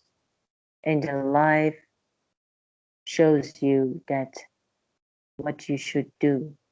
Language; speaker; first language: English; non-native, learner; Persian